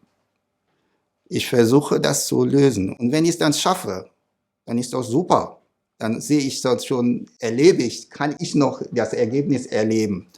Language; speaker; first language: German; non-native, fluent; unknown